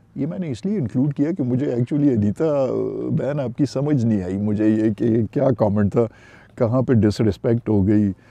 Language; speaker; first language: Urdu; non-native, local second language; Pashto